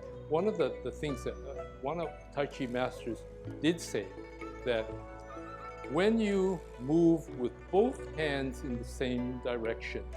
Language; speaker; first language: English; native; English